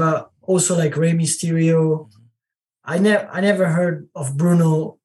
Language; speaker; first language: English; non-native, learner; Italian